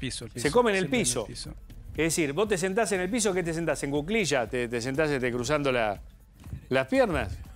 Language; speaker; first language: Spanish; native; Spanish